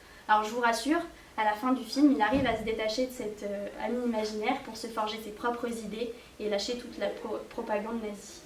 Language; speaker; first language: French; native; French